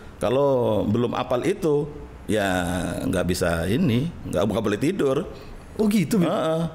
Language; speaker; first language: Indonesian; native; Indonesian